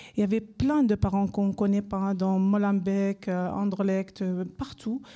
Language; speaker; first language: French; non-native, learner; Arabic